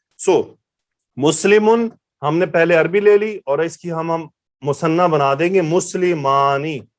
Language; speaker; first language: Urdu; native; Urdu